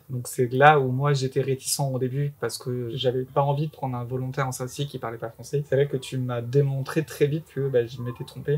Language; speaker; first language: French; native; French